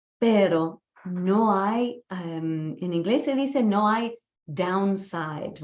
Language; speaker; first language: Spanish; non-native, fluent; English